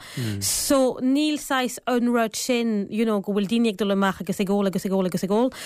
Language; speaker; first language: Irish; non-native, fluent; French